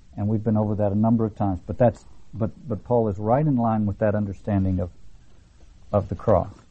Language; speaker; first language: English; native; English